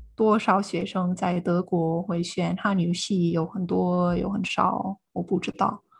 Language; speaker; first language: Chinese; non-native, fluent; English